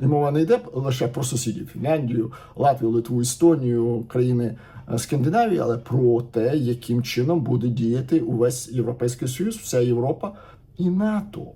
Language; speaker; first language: Ukrainian; native; Ukrainian